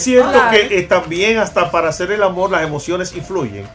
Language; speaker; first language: Spanish; native; Spanish